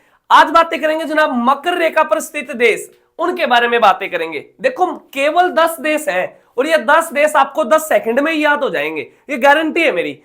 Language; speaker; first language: Hindi; native; Hindi